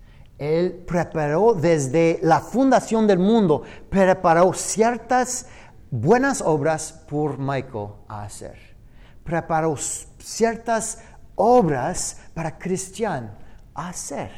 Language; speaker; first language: Spanish; non-native, fluent; English